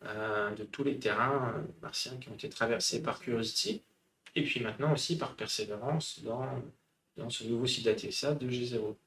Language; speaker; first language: French; native; French